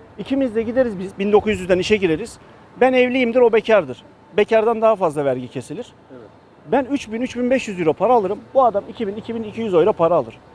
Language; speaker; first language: Turkish; early bilingual, heritage; Turkish